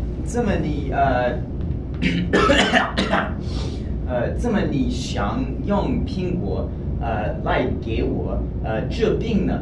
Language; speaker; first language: Chinese; non-native, learner; English